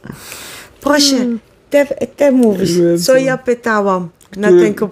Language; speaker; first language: Polish; non-native, learner; Dutch